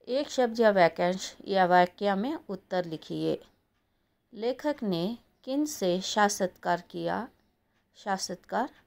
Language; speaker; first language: Hindi; non-native, local second language; Kannada